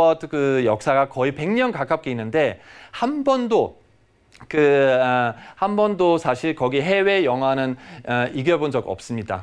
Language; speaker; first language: Korean; non-native, fluent; German